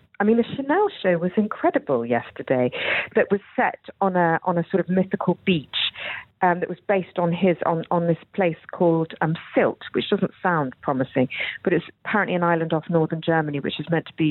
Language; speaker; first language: English; native; English